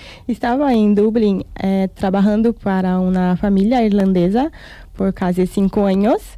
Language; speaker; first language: Spanish; non-native, learner; Portuguese